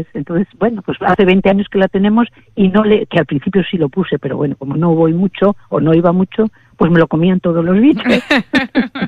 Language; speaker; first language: Spanish; native; Spanish